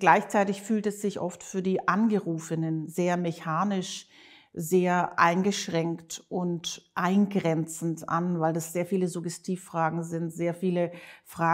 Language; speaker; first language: German; native; German